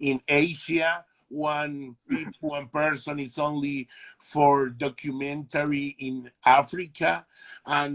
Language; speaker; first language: English; non-native, learner; Spanish